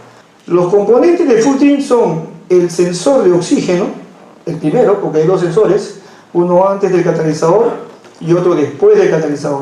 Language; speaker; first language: Spanish; native; Spanish